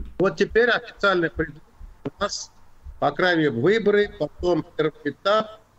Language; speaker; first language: Russian; non-native, local second language; Azerbaijani